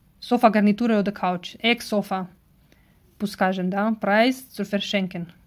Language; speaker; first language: Russian; non-native, learner; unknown